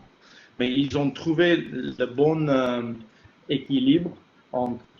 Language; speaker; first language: French; non-native, fluent; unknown